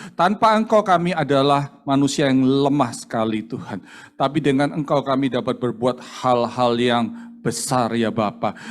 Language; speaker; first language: Indonesian; native; Indonesian